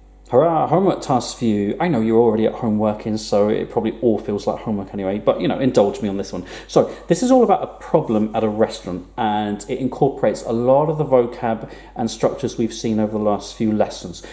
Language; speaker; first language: English; native; English